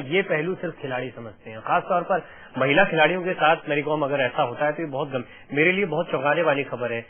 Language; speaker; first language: Hindi; native; Hindi